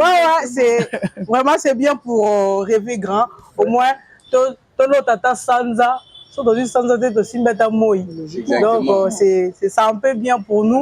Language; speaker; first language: French; non-native, local second language; Lingala